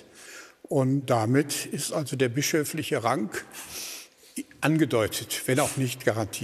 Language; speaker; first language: German; native; German